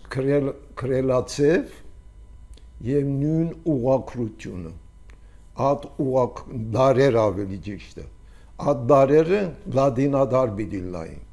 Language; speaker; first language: Armenian; early bilingual, heritage; Armenian